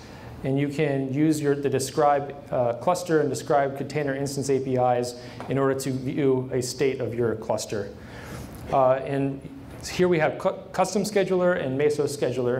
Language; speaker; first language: English; native; English